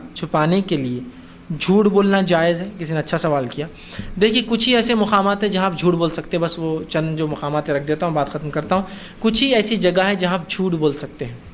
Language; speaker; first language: Urdu; native; Urdu